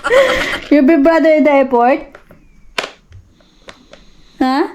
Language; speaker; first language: English; non-native, local second language; Cebuano